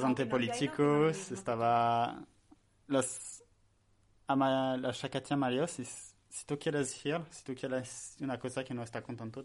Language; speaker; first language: Spanish; non-native, learner; French